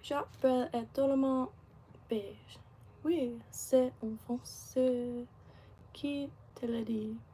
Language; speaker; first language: French; non-native, learner; English